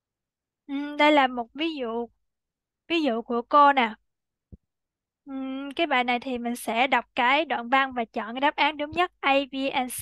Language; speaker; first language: Vietnamese; native; Vietnamese